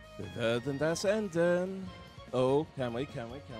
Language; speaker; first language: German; non-native, fluent; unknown